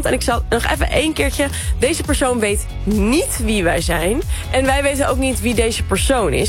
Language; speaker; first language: Dutch; native; Dutch